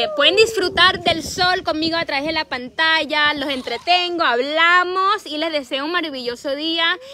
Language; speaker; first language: Spanish; early bilingual, heritage; Spanish